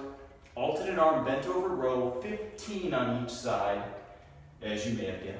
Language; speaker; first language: English; native; English